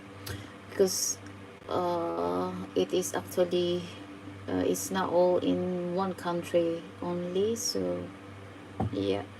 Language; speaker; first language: English; non-native, fluent; Filipino